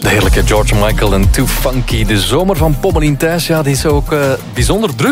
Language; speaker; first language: Dutch; native; Dutch